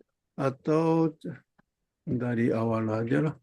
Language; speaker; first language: Indonesian; non-native, fluent; Japanese